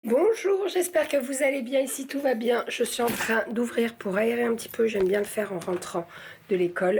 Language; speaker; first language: French; native; French